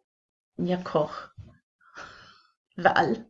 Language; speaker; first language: Albanian; non-native, learner; English